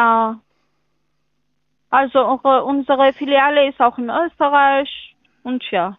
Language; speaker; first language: German; non-native, fluent; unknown